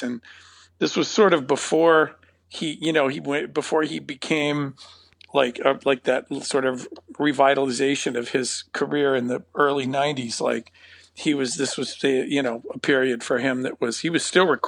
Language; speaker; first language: English; native; English